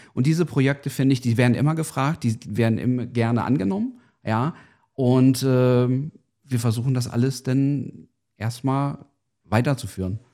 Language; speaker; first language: German; non-native, fluent; Portuguese